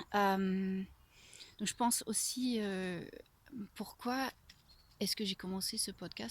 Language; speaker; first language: French; non-native, fluent; English